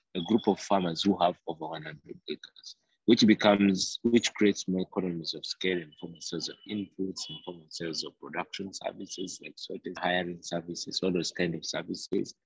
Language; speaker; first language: English; non-native, local second language; Ganda